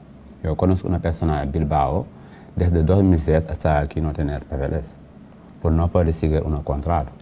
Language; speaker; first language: Spanish; non-native, learner; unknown